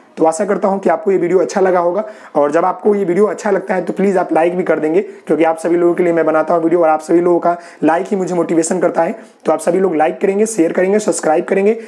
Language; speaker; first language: Hindi; native; Hindi